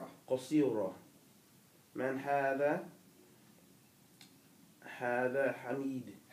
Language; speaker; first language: Arabic; non-native, learner; English